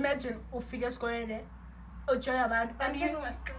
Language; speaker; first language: English; non-native, local second language; Xhosa